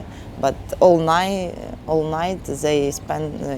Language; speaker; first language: English; non-native, learner; Ukrainian